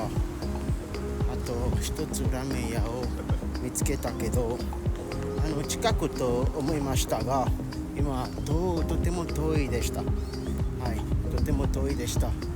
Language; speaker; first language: Japanese; non-native, learner; French